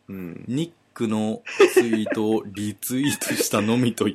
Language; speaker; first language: Japanese; native; Japanese